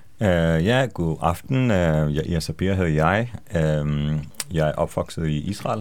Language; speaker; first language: Danish; non-native, fluent; Hebrew